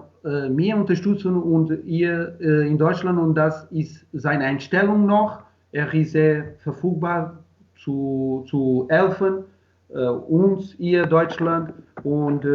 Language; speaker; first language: German; non-native, learner; Portuguese